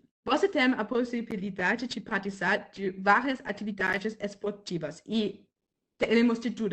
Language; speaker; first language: Portuguese; non-native, fluent; German